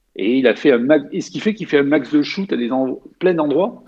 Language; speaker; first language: French; native; French